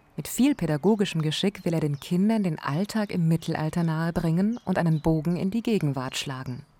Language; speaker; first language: German; native; German